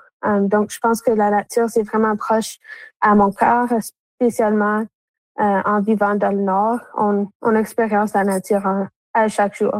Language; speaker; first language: French; native; French